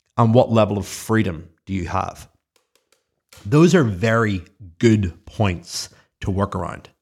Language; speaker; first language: English; native; English